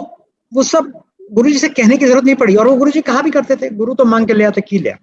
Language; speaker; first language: Hindi; native; Hindi